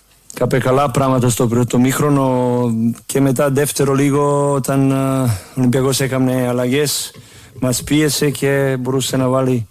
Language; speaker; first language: Greek; non-native, fluent; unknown